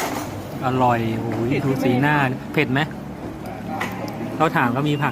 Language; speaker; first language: Thai; native; Thai